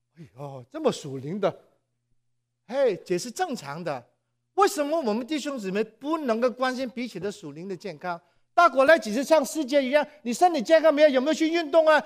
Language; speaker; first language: Chinese; non-native, local second language; Cantonese